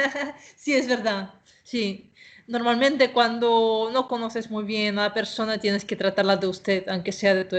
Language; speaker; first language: Spanish; non-native, fluent; Russian